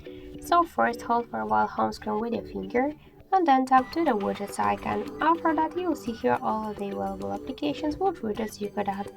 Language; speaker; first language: English; non-native, fluent; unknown